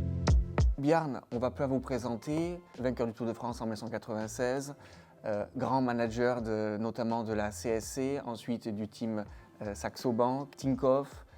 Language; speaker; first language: French; native; French